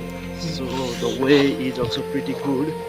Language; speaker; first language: English; non-native, fluent; Nepali